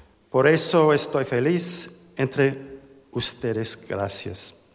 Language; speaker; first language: Spanish; non-native, learner; English